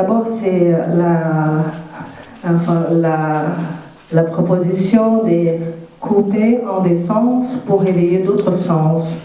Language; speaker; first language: French; non-native, fluent; Portuguese